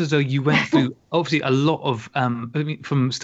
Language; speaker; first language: English; native; English